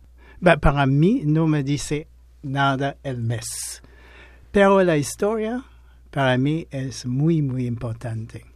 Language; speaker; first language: Spanish; non-native, fluent; English